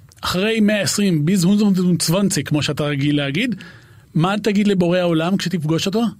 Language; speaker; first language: Hebrew; native; Hebrew